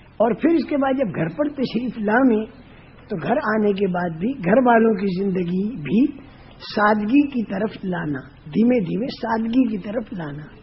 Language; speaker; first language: Urdu; non-native, local second language; Gujarati